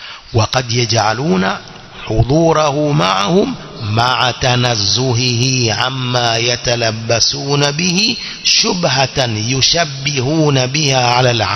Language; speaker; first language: Arabic; non-native, fluent; Swahili